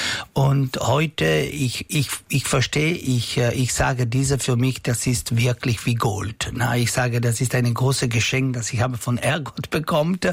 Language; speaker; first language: German; non-native, local second language; Italian